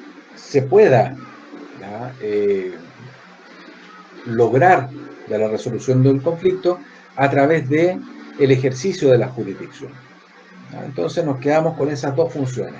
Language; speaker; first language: Spanish; native; Spanish